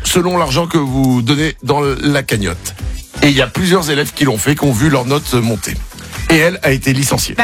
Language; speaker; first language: French; native; French